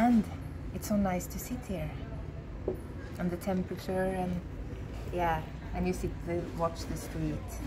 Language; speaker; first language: English; non-native, fluent; Norwegian